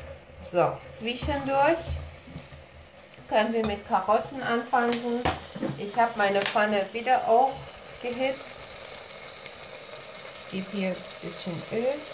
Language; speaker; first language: German; non-native, fluent; Persian